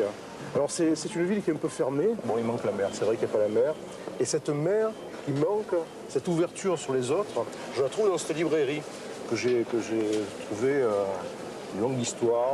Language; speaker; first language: French; native; French